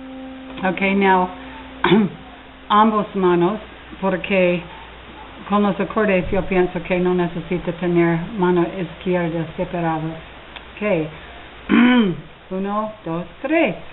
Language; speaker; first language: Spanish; non-native, learner; English